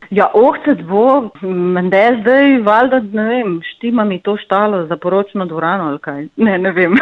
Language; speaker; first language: Slovenian; native; Slovenian